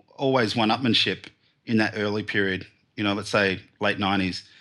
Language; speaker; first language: English; native; English